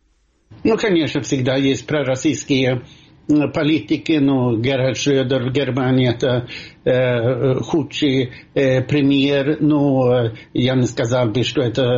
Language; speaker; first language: Russian; non-native, fluent; Swedish